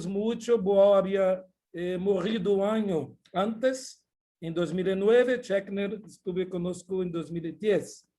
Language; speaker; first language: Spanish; non-native, learner; Portuguese